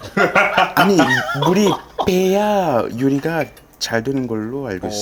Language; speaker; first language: Korean; non-native, fluent; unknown